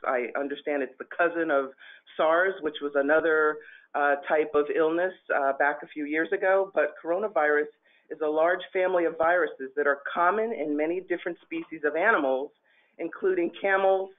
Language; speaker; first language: English; native; English